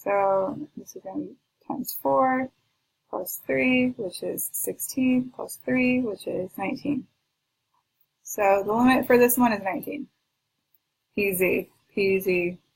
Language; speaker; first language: English; native; English